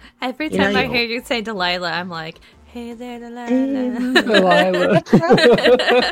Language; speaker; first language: English; native; English